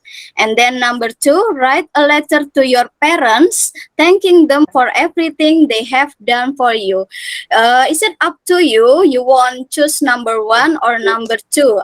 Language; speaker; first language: English; non-native, fluent; Indonesian